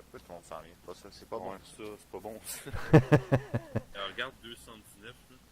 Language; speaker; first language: French; native; French